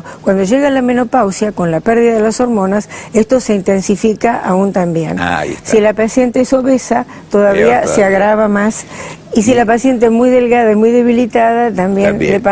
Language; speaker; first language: Spanish; native; Spanish